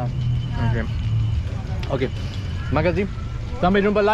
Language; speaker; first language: Indonesian; non-native, learner; German